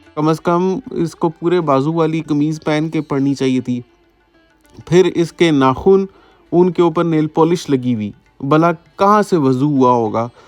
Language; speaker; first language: Urdu; native; Urdu